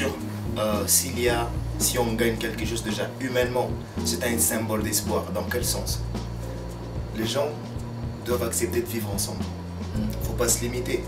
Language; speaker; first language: French; non-native, local second language; Lingala